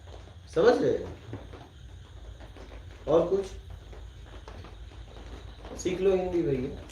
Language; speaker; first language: Hindi; native; Hindi